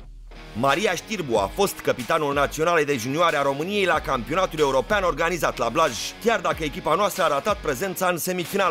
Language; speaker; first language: Romanian; native; Romanian